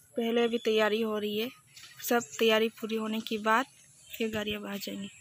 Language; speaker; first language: Hindi; non-native, local second language; Bodo